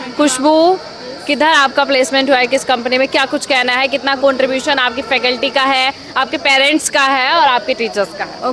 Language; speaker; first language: Hindi; native; Hindi